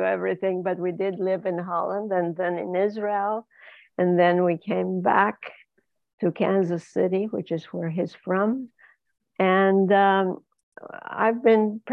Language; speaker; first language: English; non-native, fluent; Ladino